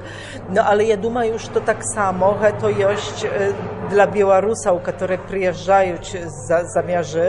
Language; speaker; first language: Belarusian; early bilingual, heritage; Belarusian